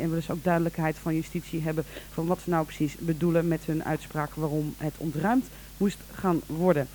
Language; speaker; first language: Dutch; native; Dutch